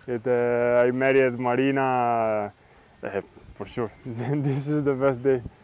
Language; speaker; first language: English; non-native, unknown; Italian